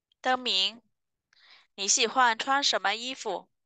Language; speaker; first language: Chinese; non-native, fluent; Vietnamese